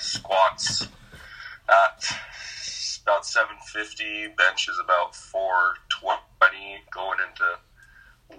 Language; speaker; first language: English; native; English